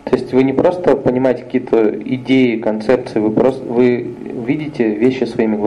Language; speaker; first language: Russian; native; Russian